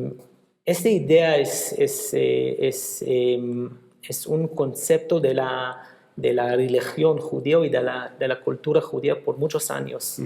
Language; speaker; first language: Spanish; non-native, fluent; Hebrew